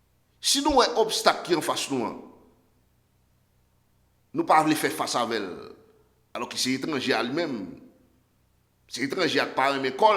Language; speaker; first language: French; non-native, local second language; Haitian Creole